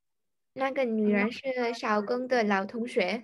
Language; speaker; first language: Chinese; non-native, learner; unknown